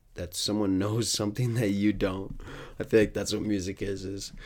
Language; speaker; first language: English; native; English